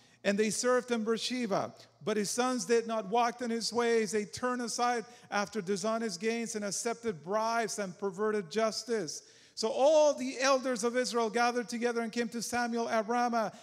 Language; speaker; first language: English; non-native, fluent; Spanish